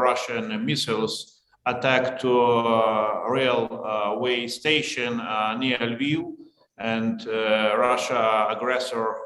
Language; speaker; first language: English; non-native, learner; Ukrainian